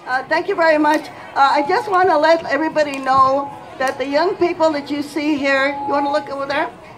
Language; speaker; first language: English; early bilingual, other home language; Spanish